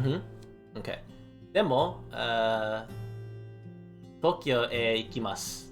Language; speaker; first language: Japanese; non-native, learner; English